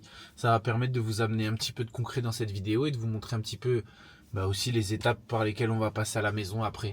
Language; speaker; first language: French; native; French